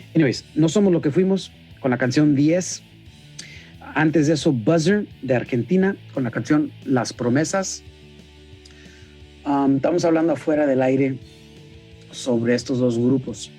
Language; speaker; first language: Spanish; early bilingual, heritage; Spanish